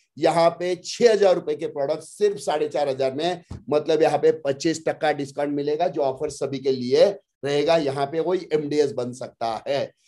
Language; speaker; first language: Hindi; non-native, local second language; Marathi